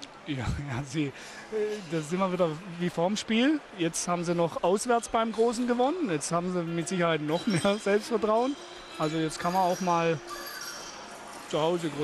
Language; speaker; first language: German; native; German